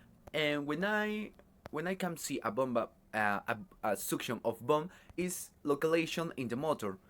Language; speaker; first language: English; non-native, learner; Spanish